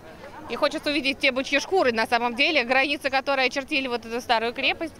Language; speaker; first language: Russian; native; Russian